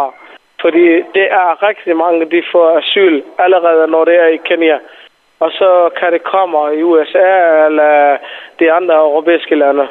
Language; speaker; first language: Danish; non-native, fluent; Somali